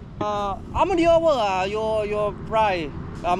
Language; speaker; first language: English; non-native, learner; Thai